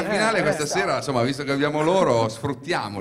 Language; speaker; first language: Italian; native; Italian